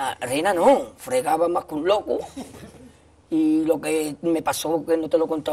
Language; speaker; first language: Spanish; native; Spanish